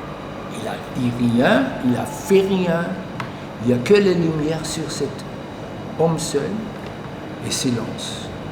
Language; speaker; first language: French; non-native, learner; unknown